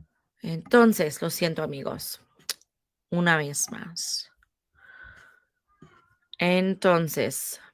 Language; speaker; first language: Spanish; non-native, fluent; English